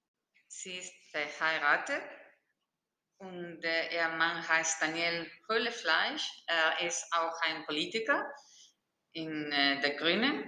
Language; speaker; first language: German; non-native, fluent; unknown